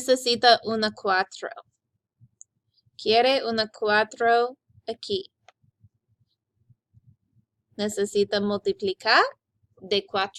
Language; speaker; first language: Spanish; non-native, learner; English